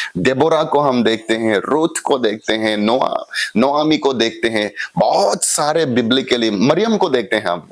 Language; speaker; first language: Hindi; non-native, local second language; Assamese